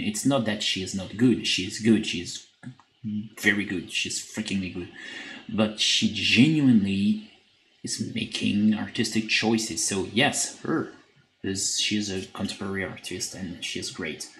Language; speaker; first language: English; non-native, fluent; French